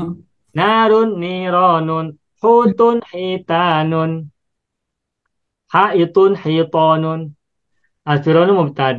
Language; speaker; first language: Arabic; non-native, fluent; Indonesian